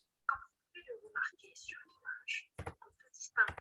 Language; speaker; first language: French; non-native, local second language; Arabic